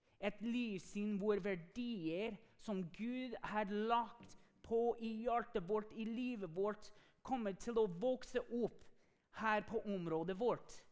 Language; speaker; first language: Norwegian; non-native, fluent; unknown